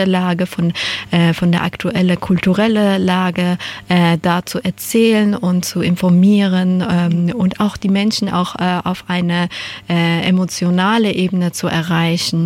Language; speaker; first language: German; non-native, fluent; Persian